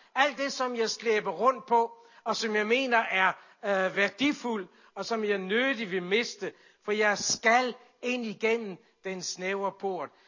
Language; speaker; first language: Danish; native; Danish